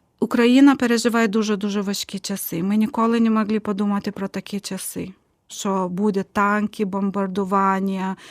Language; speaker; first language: Ukrainian; non-native, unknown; Lithuanian